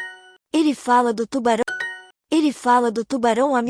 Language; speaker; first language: Portuguese; non-native, learner; English